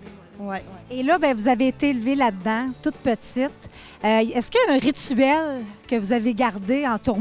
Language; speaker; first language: French; native; French